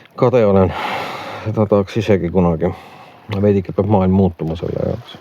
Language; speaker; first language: Estonian; native; Estonian